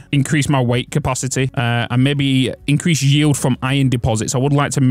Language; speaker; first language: English; native; English